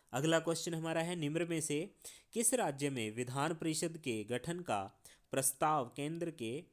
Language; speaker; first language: Hindi; non-native, local second language; Punjabi